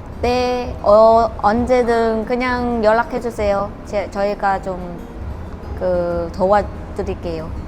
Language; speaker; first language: Korean; non-native, learner; Vietnamese